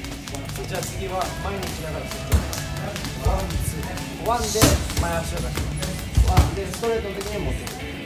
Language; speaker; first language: Japanese; native; Japanese